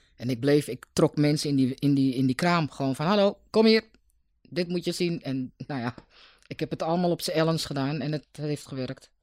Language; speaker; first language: Dutch; native; Dutch